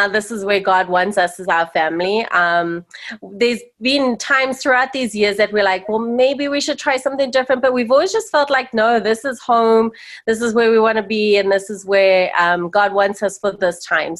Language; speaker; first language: English; native; English